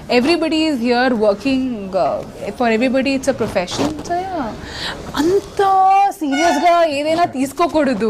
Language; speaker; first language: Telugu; non-native, local second language; Odia